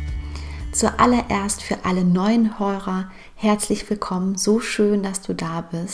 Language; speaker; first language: German; native; German